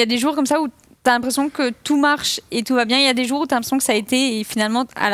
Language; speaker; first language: French; native; French